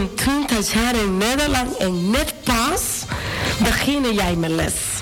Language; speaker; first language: Dutch; non-native, fluent; Spanish